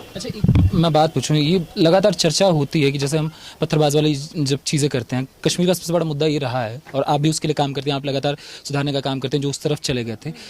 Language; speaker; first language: Hindi; native; Hindi